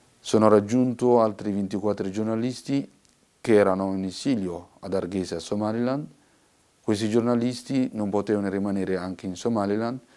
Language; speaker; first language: Italian; non-native, fluent; Somali